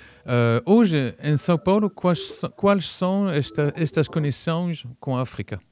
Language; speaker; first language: Portuguese; early bilingual, heritage; French